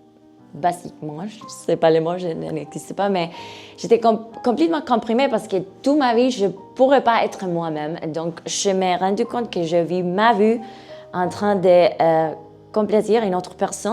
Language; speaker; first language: French; non-native, learner; Spanish